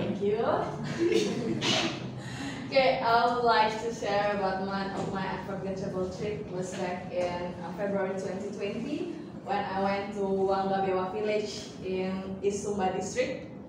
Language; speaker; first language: English; non-native, fluent; Indonesian